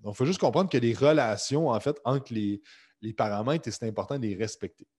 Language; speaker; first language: French; native; French